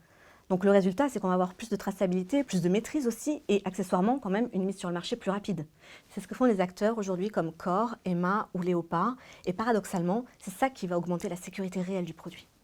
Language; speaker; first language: French; native; French